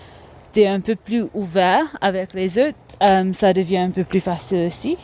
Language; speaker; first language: French; non-native, local second language; Morisyen